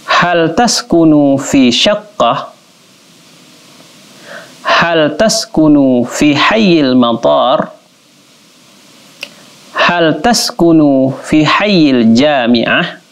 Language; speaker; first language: Arabic; non-native, fluent; Indonesian